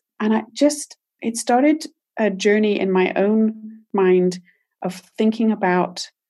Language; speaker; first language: English; native; English